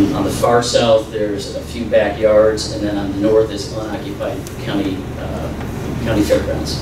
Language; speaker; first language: English; native; English